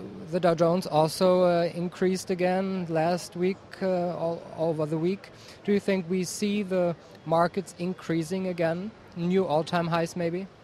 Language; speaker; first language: English; non-native, fluent; German